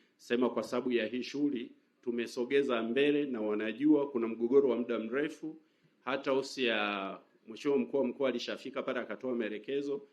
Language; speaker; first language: Swahili; native; Swahili